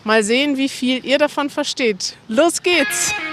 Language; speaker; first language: German; native; German